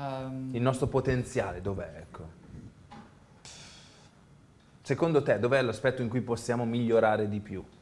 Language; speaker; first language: Italian; native; Italian